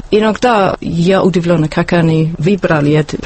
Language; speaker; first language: Russian; non-native, learner; English